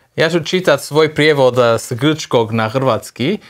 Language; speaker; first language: Croatian; non-native, fluent; Portuguese